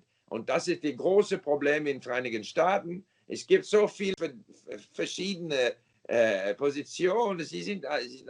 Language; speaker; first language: German; non-native, fluent; English